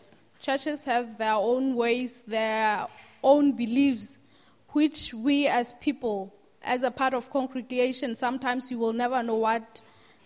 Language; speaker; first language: English; non-native, local second language; Southern Sotho